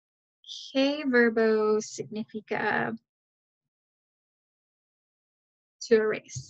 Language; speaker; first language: Spanish; non-native, learner; English